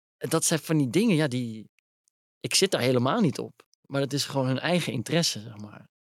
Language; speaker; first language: Dutch; early bilingual, other home language; Arabic